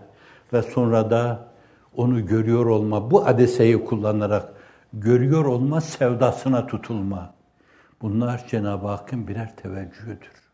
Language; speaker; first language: Turkish; native; Turkish